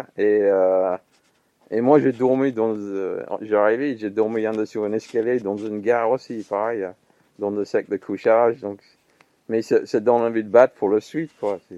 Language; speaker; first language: French; non-native, fluent; English